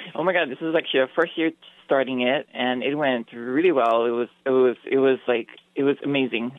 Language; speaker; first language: English; native; English